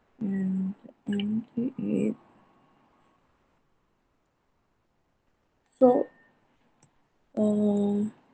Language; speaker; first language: English; non-native, learner; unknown